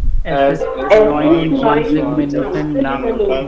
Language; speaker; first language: German; non-native, learner; Hindi